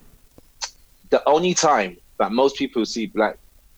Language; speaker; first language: English; native; English